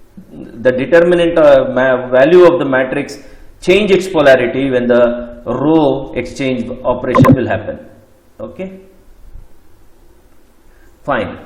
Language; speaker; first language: English; non-native, local second language; Kannada